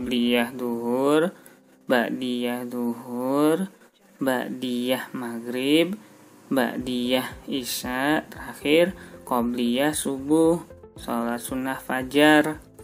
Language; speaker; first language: Indonesian; native; Indonesian